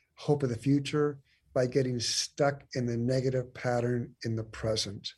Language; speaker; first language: English; native; English